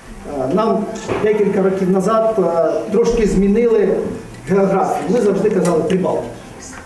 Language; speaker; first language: Ukrainian; native; Ukrainian